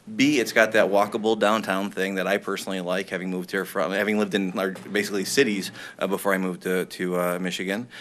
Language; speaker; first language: English; native; English